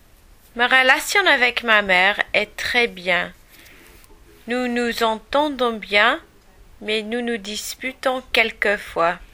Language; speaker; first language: French; non-native, learner; English